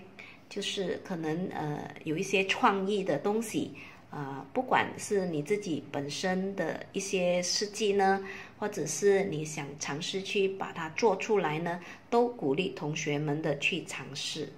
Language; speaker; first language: Chinese; native; Chinese